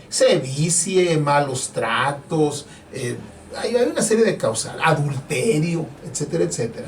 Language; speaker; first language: Spanish; native; Spanish